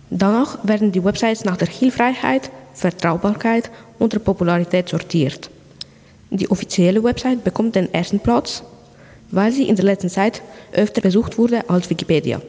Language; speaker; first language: German; non-native, local second language; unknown